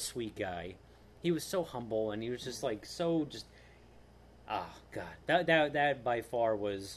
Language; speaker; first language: English; native; English